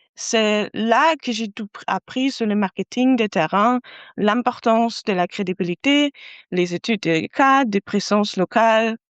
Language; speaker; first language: French; non-native, fluent; German